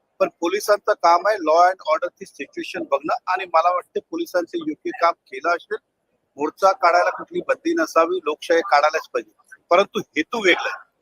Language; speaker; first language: Marathi; non-native, local second language; Hindi